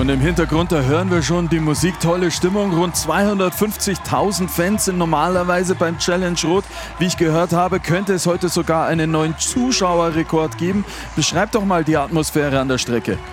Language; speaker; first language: German; native; German